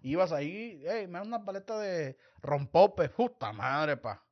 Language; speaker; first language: Spanish; early bilingual, heritage; Spanish